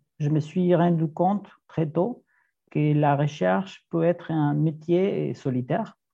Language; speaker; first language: French; non-native, fluent; Spanish